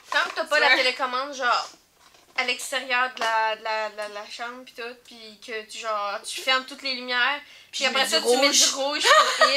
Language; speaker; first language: French; native; French